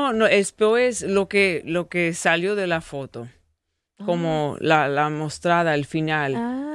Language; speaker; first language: Spanish; early bilingual, heritage; English